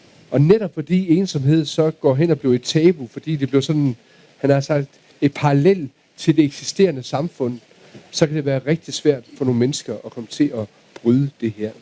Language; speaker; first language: Danish; native; Danish